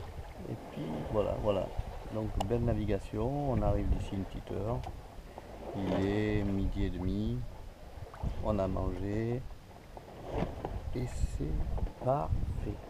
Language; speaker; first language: French; native; French